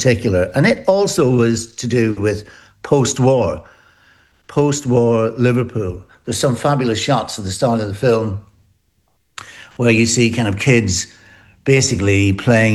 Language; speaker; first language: English; native; English